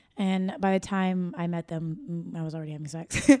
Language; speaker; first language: English; native; English